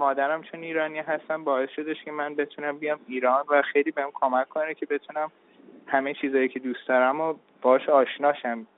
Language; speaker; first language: Persian; early bilingual, heritage; Persian